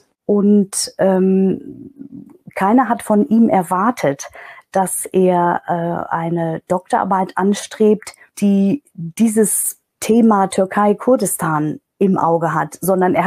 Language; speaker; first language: German; non-native, fluent; Kurdish